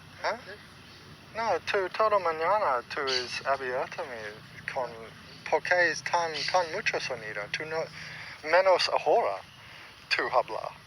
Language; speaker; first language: Spanish; non-native, learner; English